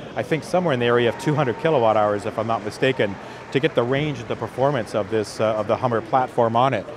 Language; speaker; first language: English; native; English